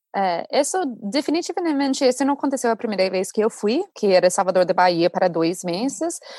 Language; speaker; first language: Portuguese; non-native, fluent; English